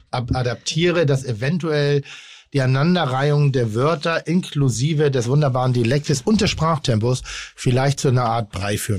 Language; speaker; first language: German; native; German